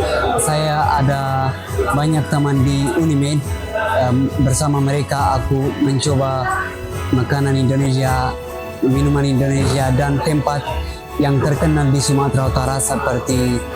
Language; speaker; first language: Indonesian; non-native, learner; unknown